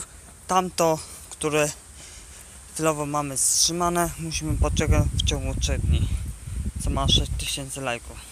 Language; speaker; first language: Polish; native; Polish